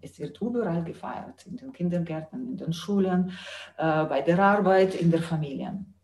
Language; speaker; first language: German; non-native, fluent; Russian